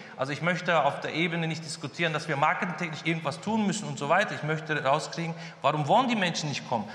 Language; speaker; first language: German; early bilingual, other home language; Turkish